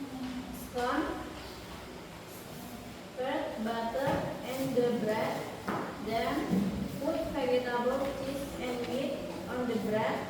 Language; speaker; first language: English; non-native, learner; Indonesian